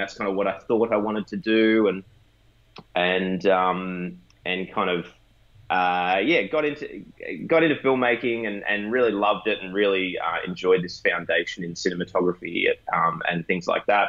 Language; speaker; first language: English; native; English